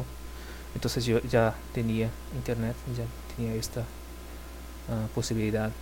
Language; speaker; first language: Spanish; non-native, fluent; Portuguese